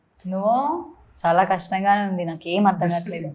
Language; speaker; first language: Telugu; non-native, learner; Malayalam